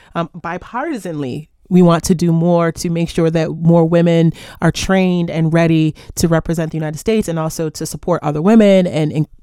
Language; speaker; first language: English; native; English